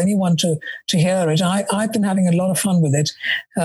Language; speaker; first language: English; non-native, local second language; Malayalam